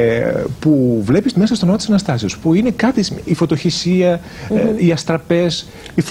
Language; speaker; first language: Greek; native; Greek